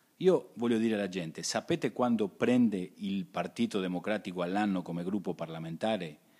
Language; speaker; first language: Italian; early bilingual, heritage; Spanish